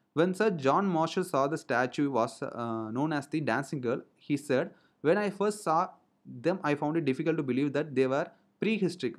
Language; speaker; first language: English; non-native, local second language; Tamil